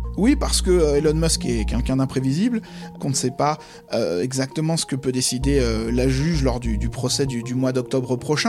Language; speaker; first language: French; native; French